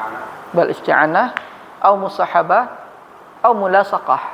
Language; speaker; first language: Arabic; non-native, fluent; Indonesian